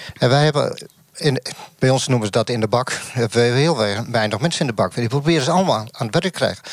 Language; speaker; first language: Dutch; native; Dutch